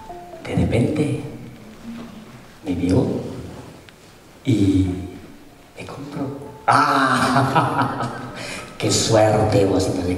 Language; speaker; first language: Spanish; non-native, fluent; Indonesian